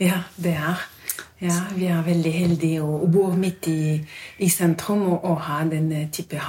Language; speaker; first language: Norwegian; non-native, fluent; French